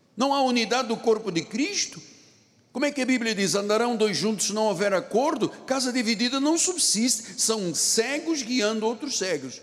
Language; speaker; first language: Portuguese; non-native, local second language; Tsonga